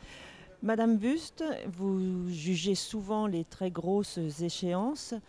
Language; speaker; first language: French; native; French